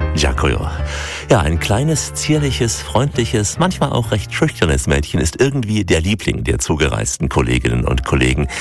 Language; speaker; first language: German; native; German